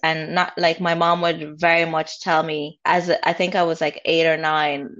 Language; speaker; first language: English; native; English